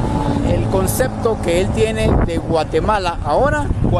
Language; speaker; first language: Spanish; native; Spanish